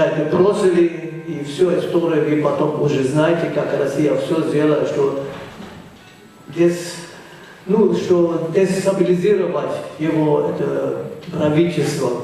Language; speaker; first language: Russian; non-native, fluent; German